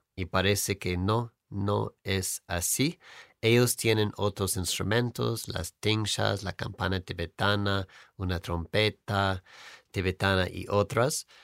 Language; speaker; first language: Spanish; non-native, fluent; English